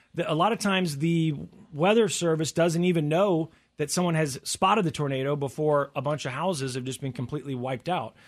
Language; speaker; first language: English; native; English